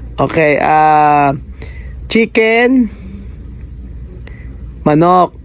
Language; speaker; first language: English; non-native, learner; Filipino